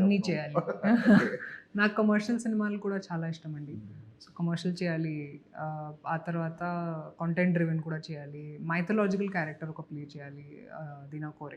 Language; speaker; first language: Telugu; non-native, local second language; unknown